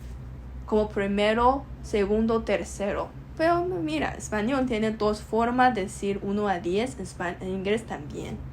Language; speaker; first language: Spanish; non-native, learner; Chinese